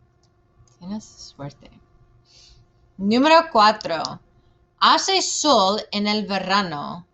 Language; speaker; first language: Spanish; non-native, fluent; English